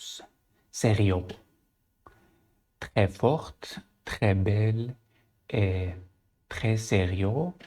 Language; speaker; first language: French; non-native, learner; Arabic